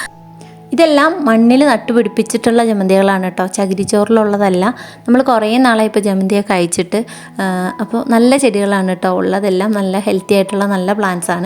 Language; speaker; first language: Malayalam; native; Malayalam